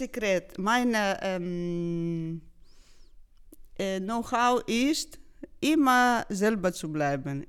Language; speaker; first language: German; non-native, learner; Georgian